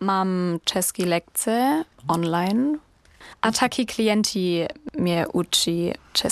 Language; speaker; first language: Czech; non-native, learner; German